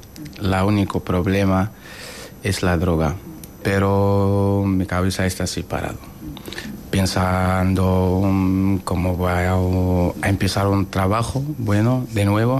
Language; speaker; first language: Spanish; non-native, learner; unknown